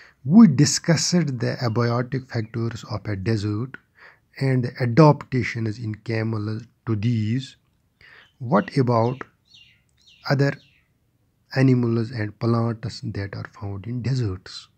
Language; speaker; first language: English; non-native, local second language; Kashmiri